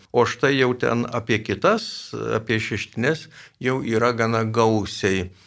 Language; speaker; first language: Lithuanian; native; Lithuanian